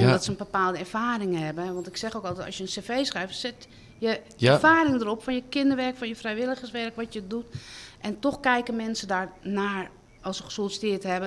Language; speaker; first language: Dutch; native; Dutch